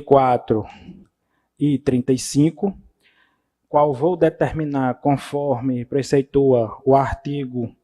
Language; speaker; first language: Portuguese; native; Portuguese